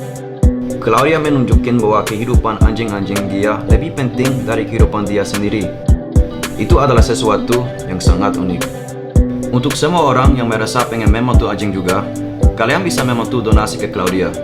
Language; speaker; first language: Indonesian; non-native, fluent; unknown